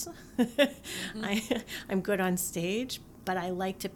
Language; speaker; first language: English; native; English